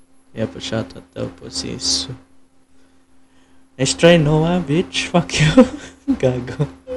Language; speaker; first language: English; non-native, local second language; Filipino